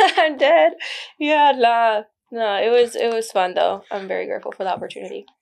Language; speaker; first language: English; early bilingual, other home language; Spanish